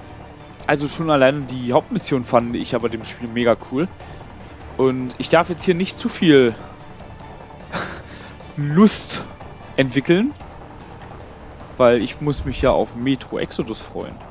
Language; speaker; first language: German; native; German